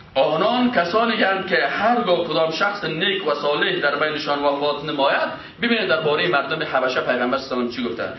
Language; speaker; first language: Persian; native; Persian